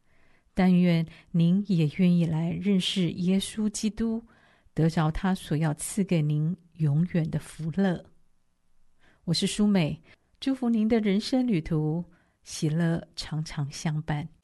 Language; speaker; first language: Chinese; native; Chinese